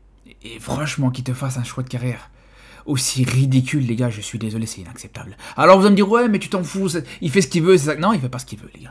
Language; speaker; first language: French; native; French